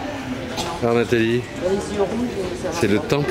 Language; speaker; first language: French; native; French